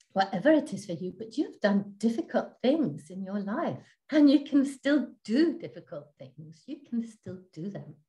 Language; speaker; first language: English; non-native, fluent; Danish